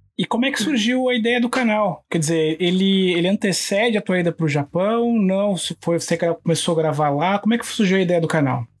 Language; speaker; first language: Portuguese; native; Portuguese